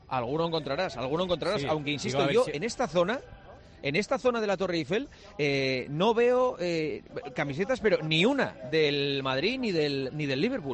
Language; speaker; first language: Spanish; native; Spanish